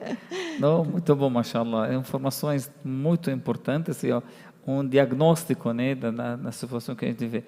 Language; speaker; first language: Portuguese; non-native, fluent; Arabic